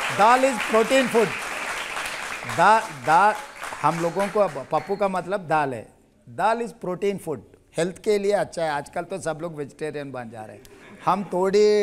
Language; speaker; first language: Hindi; non-native, local second language; Telugu